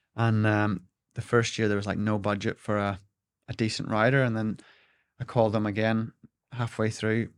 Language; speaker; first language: English; native; English